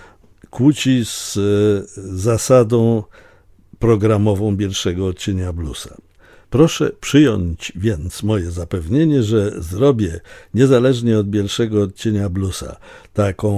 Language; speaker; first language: Polish; native; Polish